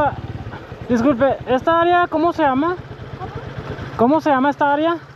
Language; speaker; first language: Spanish; non-native, learner; English